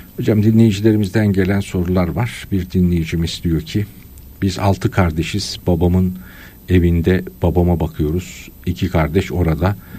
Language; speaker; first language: Turkish; native; Turkish